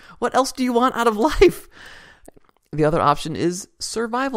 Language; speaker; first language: English; native; English